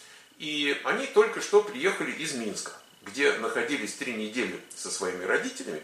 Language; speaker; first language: Russian; native; Russian